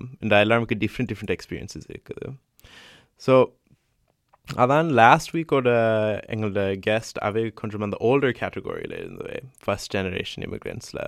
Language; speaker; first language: Tamil; early bilingual, heritage; Tamil